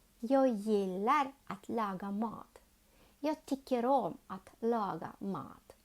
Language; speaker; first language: Swedish; non-native, learner; Ukrainian